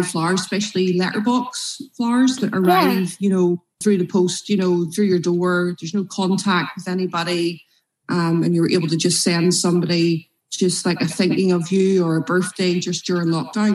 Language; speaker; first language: English; native; English